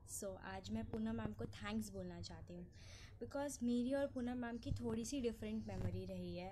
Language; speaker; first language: Hindi; native; Hindi